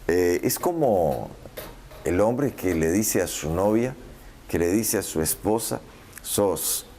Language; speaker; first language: Spanish; native; Spanish